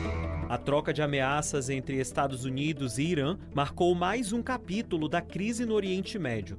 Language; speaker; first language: Portuguese; native; Portuguese